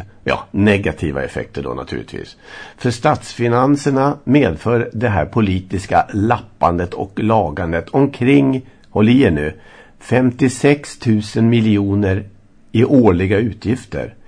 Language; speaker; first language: Swedish; native; Swedish